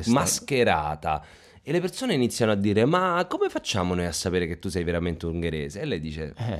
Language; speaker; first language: Italian; native; Italian